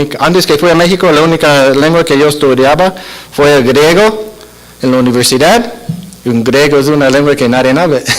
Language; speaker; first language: Spanish; non-native, fluent; English